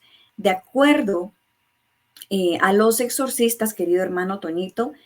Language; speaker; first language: Spanish; native; Spanish